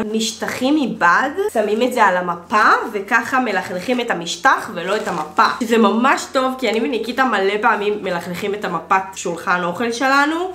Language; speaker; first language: Hebrew; native; Hebrew